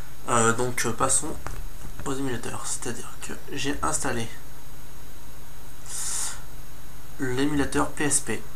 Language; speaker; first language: French; native; French